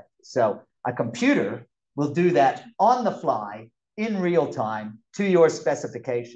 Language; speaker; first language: English; native; English